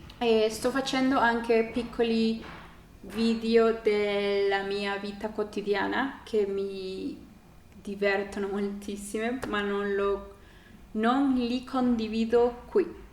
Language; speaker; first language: Italian; non-native, learner; Spanish